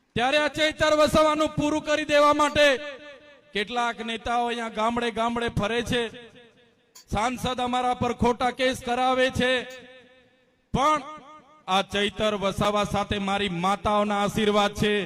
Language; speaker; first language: Gujarati; non-native, local second language; Vasavi